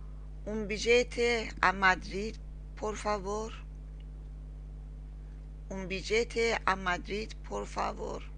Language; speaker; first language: Spanish; non-native, learner; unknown